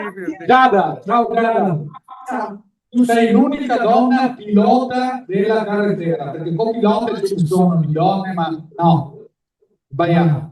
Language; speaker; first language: Italian; native; Italian